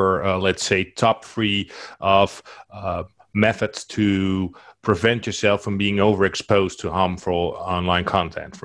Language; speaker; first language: English; non-native, fluent; Dutch